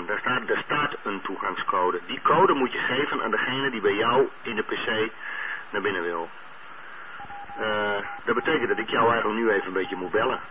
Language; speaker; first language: Dutch; native; Dutch